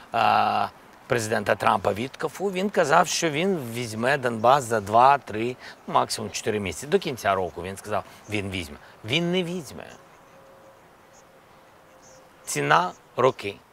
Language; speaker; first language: Ukrainian; non-native, local second language; Russian